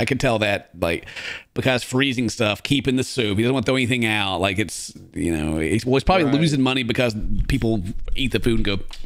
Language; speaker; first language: English; native; English